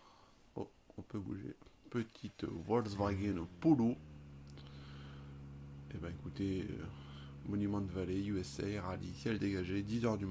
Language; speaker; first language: French; native; French